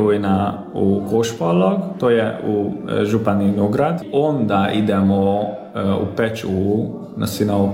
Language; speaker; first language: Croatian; non-native, local second language; Hungarian